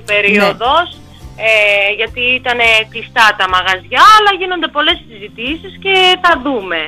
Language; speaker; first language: Greek; early bilingual, heritage; Russian